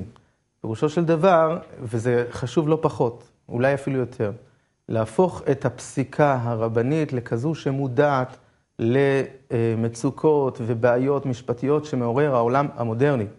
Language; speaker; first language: Hebrew; native; Hebrew